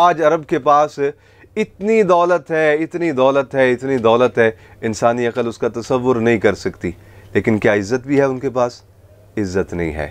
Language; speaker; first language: Urdu; native; Urdu